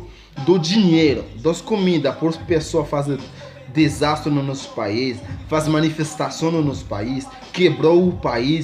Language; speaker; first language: Portuguese; non-native, learner; Haitian Creole